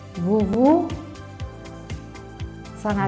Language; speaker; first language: French; non-native, learner; Spanish